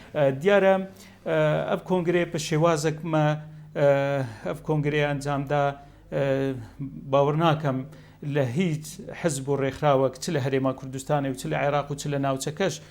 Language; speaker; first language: Central Kurdish; non-native, local second language; Kurdish